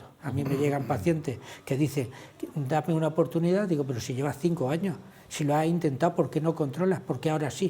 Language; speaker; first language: Spanish; native; Spanish